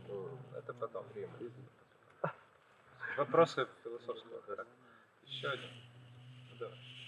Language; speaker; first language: Russian; native; Russian